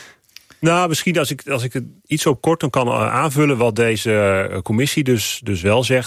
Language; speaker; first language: Dutch; native; Dutch